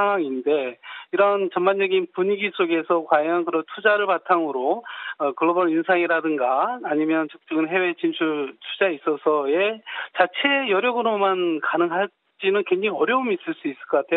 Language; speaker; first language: Korean; native; Korean